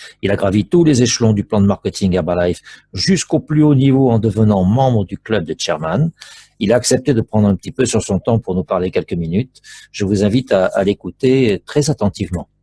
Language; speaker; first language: French; native; French